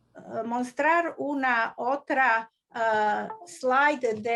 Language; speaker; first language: Spanish; non-native, learner; Croatian